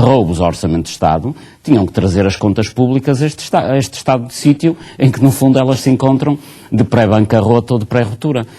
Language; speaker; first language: Portuguese; native; Portuguese